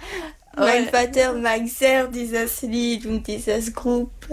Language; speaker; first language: German; non-native, learner; French